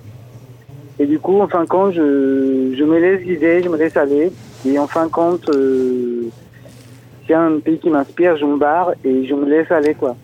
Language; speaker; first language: French; non-native, fluent; Spanish